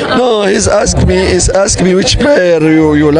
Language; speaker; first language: English; non-native, learner; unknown